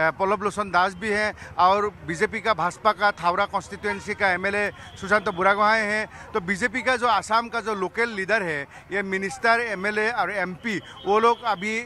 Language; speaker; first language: Hindi; non-native, local second language; Assamese